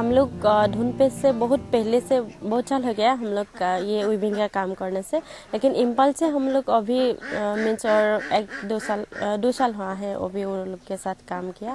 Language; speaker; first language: Hindi; non-native, local second language; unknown